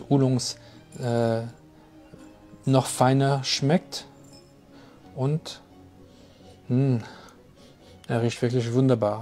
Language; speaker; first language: German; non-native, fluent; French